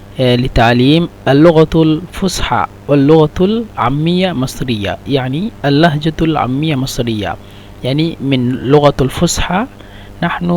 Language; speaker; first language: Arabic; non-native, fluent; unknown